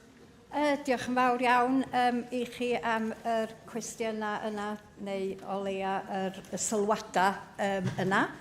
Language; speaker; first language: Welsh; native; Welsh